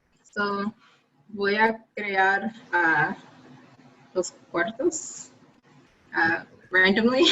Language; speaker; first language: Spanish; non-native, learner; English